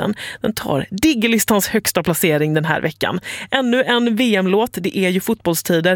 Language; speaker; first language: Swedish; native; Swedish